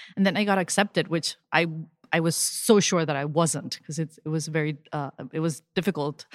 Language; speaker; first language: English; early bilingual, other home language; Spanish